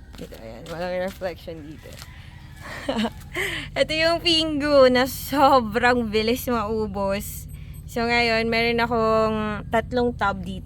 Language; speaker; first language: Filipino; native; Filipino